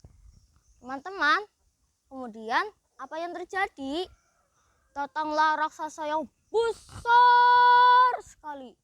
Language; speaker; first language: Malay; non-native, local second language; Javanese